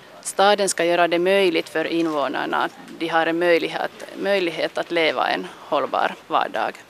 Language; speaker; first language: Swedish; non-native, local second language; Finnish